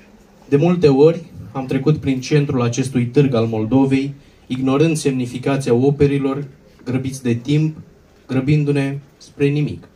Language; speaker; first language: Romanian; native; Romanian